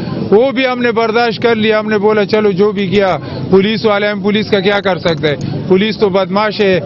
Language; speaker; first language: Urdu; non-native, local second language; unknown